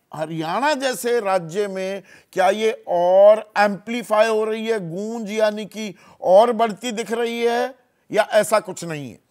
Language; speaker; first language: Hindi; native; Hindi